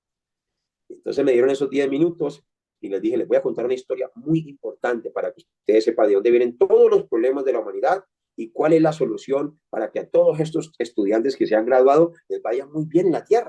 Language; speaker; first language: Spanish; native; Spanish